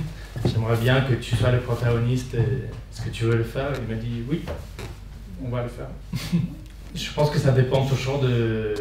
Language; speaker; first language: French; non-native, fluent; Spanish